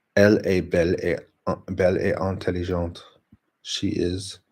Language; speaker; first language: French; non-native, learner; English